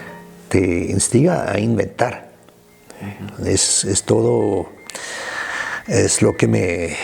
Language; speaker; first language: Spanish; non-native, fluent; German